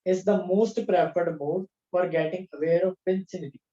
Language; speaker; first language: English; non-native, local second language; Punjabi